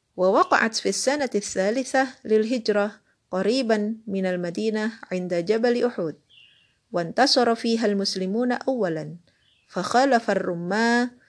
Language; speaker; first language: Arabic; non-native, learner; Indonesian